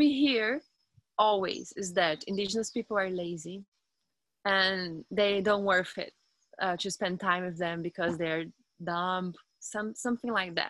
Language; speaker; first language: English; non-native, fluent; Portuguese